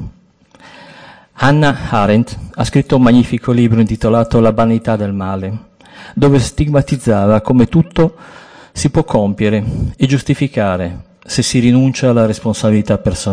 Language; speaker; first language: Italian; native; Italian